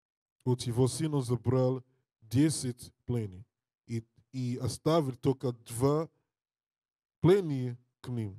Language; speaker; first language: Russian; non-native, learner; English